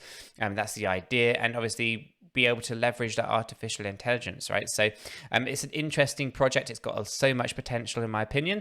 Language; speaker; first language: English; native; English